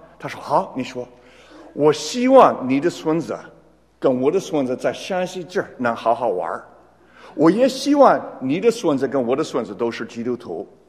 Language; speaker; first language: Chinese; non-native, fluent; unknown